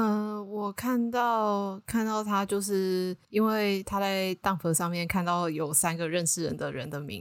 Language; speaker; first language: Chinese; native; Chinese